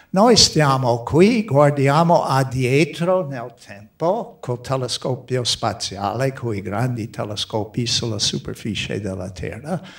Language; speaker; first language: Italian; non-native, fluent; English